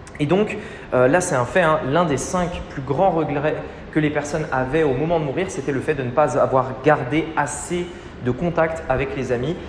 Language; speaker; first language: French; native; French